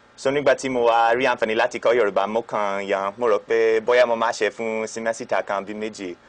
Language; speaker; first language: Yoruba; non-native, fluent; English